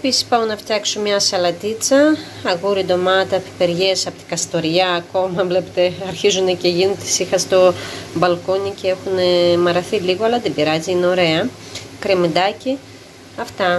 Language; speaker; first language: Greek; native; Greek